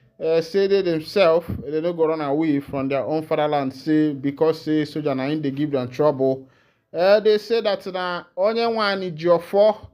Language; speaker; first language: Nigerian Pidgin; non-native, local second language; Igbo